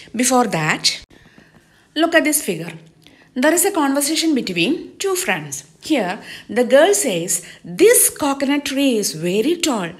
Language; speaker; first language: English; non-native, local second language; Malayalam